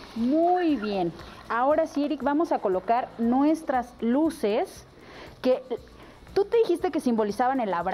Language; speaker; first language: Spanish; native; Spanish